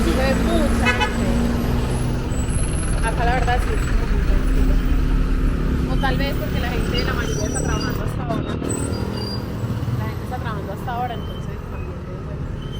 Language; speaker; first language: Spanish; native; Spanish